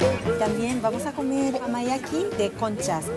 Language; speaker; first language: Spanish; non-native, fluent; Japanese